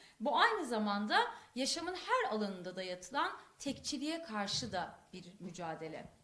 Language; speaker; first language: Turkish; non-native, local second language; Kurdish